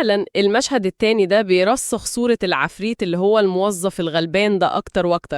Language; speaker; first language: Arabic; native; Arabic